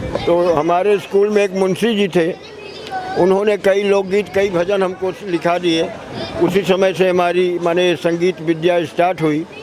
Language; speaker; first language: Hindi; native; Hindi